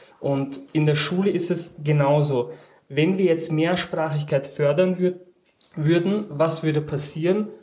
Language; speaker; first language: German; early bilingual, other home language; Turkish